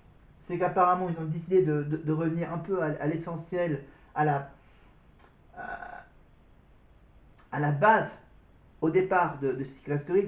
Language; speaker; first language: French; native; French